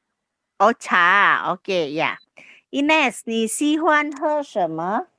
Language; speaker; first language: Chinese; non-native, fluent; Indonesian